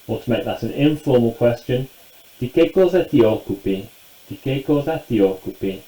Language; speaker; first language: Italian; non-native, fluent; English